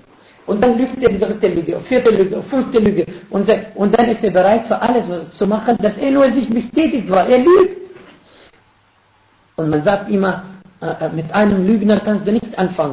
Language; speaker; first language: German; non-native, fluent; Arabic